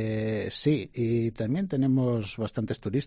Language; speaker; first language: Spanish; native; Spanish